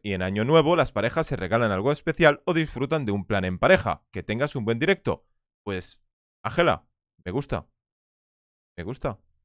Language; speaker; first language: Spanish; native; Spanish